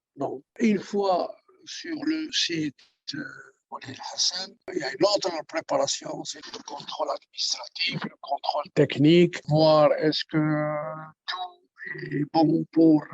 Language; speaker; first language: French; non-native, local second language; Arabic